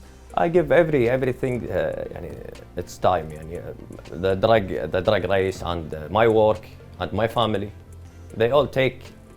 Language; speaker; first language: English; non-native, learner; Arabic